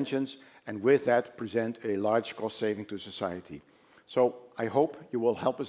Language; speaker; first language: English; non-native, fluent; Dutch